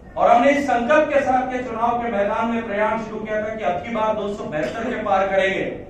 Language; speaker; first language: Hindi; native; Hindi